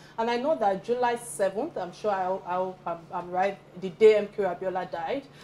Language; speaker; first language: English; non-native, local second language; Yoruba